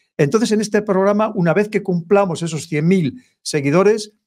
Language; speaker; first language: Spanish; native; Spanish